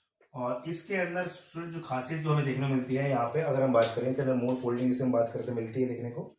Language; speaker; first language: Hindi; native; Hindi